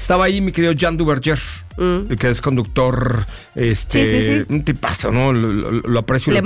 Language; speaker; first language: Spanish; native; Spanish